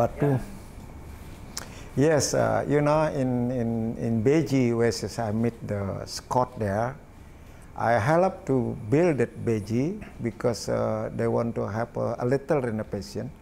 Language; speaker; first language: English; non-native, learner; Balinese